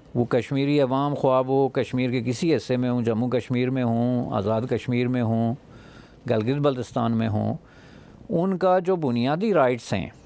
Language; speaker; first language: Urdu; non-native, local second language; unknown